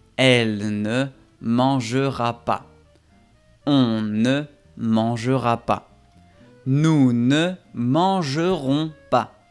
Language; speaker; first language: French; non-native, fluent; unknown